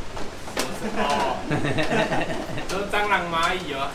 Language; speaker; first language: Chinese; native; Chinese